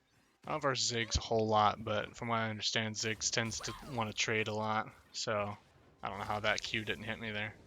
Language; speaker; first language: English; native; English